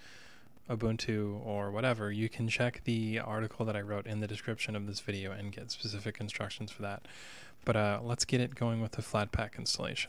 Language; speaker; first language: English; native; English